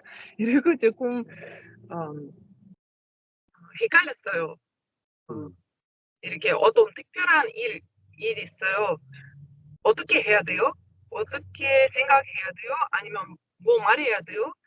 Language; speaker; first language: Korean; non-native, learner; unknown